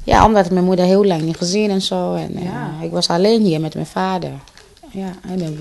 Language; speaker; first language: Dutch; non-native, fluent; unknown